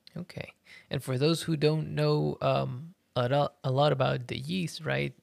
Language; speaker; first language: English; early bilingual, other home language; Spanish